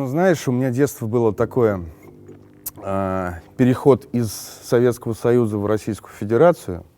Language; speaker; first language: Russian; native; Russian